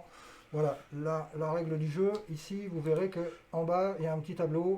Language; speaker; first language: French; native; French